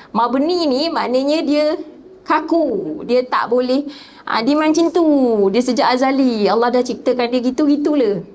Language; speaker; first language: Malay; native; Malay